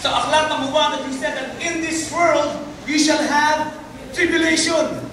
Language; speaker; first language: English; non-native, local second language; Filipino